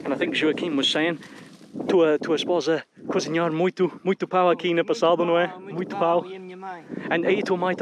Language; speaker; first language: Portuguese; non-native, learner; English